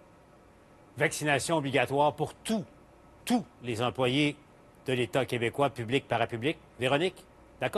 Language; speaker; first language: French; native; French